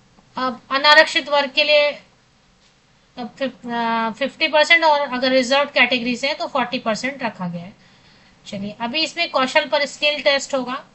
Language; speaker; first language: Hindi; native; Hindi